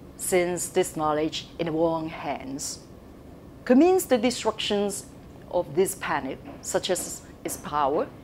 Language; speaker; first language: English; non-native, local second language; Cantonese